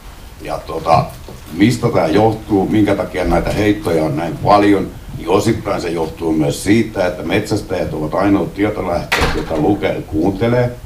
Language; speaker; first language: Finnish; native; Finnish